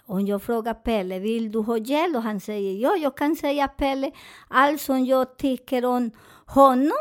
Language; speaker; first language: Swedish; non-native, fluent; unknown